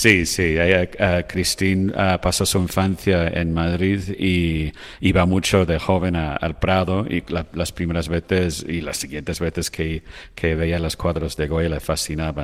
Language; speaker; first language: Spanish; non-native, fluent; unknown